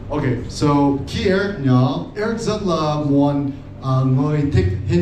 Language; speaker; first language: Vietnamese; non-native, learner; English